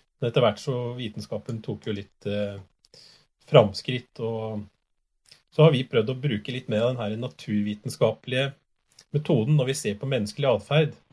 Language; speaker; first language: Norwegian; native; Norwegian